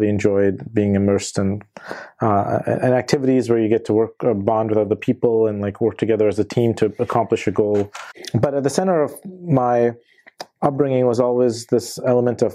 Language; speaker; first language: English; native; English